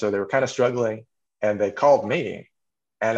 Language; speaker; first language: English; native; English